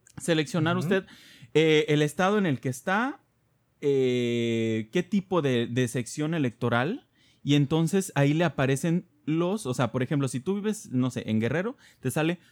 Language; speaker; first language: Spanish; native; Spanish